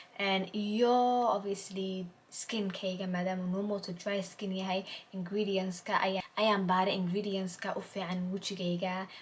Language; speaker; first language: Somali; early bilingual, heritage; Somali